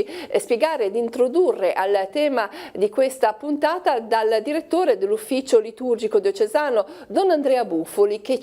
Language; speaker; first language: Italian; native; Italian